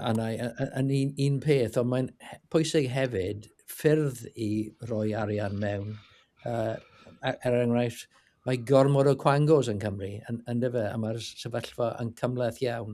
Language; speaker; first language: Welsh; non-native, learner; English